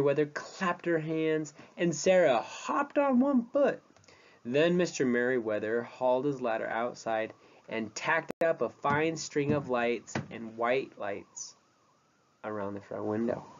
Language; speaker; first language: English; native; English